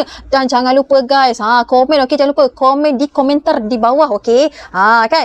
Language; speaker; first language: Malay; native; Malay